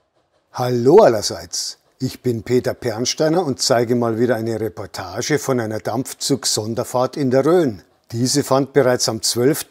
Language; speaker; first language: German; native; German